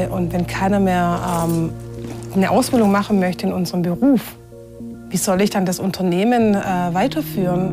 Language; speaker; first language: German; native; German